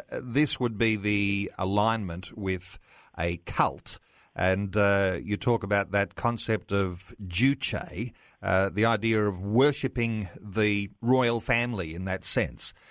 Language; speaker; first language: English; native; English